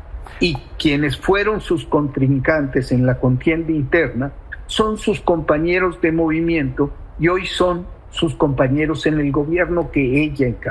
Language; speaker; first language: Spanish; native; Spanish